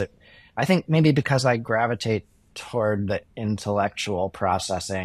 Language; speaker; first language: English; native; English